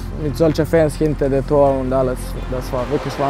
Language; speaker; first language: German; non-native, fluent; Serbian